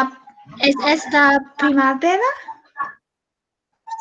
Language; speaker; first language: Spanish; non-native, learner; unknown